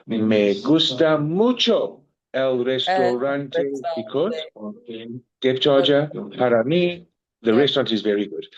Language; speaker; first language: Spanish; non-native, learner; English